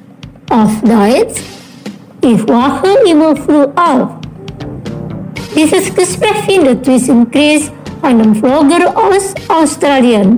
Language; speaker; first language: German; non-native, fluent; Indonesian